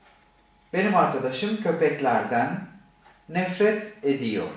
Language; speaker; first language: Turkish; non-native, fluent; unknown